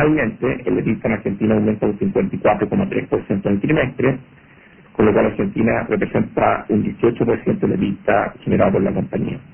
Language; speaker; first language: Spanish; native; Spanish